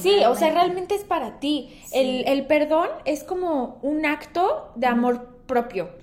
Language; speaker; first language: Spanish; native; Spanish